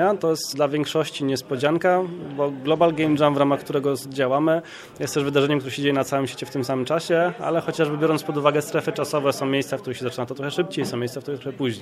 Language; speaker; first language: Polish; native; Polish